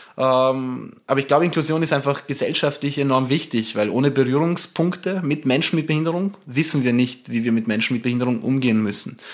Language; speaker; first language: German; early bilingual, other home language; Romanian